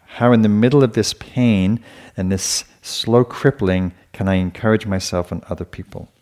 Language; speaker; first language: English; native; English